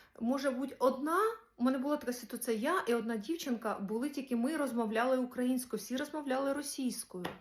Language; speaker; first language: Ukrainian; non-native, local second language; Russian